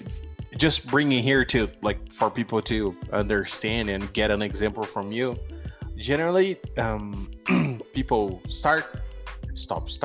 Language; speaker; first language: English; non-native, fluent; Portuguese